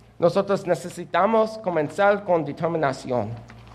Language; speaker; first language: Spanish; non-native, learner; English